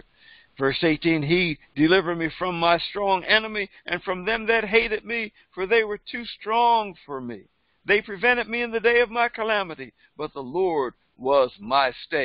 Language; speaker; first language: English; native; English